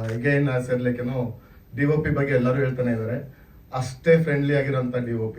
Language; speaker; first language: Kannada; native; Kannada